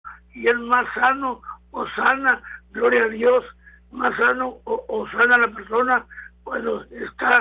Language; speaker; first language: Spanish; native; Spanish